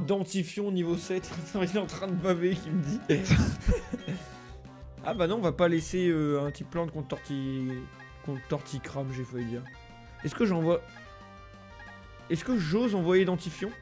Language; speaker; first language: French; native; French